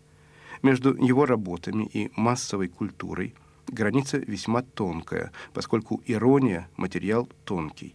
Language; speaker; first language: Russian; native; Russian